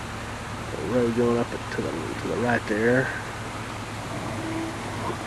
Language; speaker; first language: English; native; English